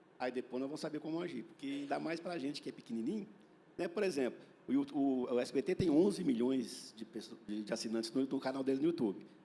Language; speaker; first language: Portuguese; native; Portuguese